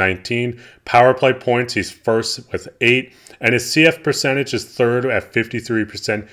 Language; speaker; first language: English; native; English